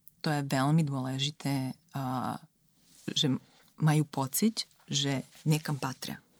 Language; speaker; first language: Slovak; non-native, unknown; Serbian